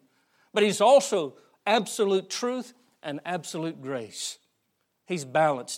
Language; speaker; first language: English; native; English